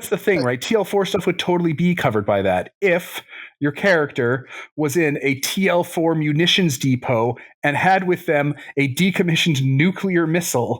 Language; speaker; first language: English; native; English